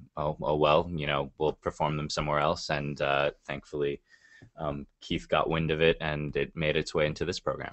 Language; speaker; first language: English; native; English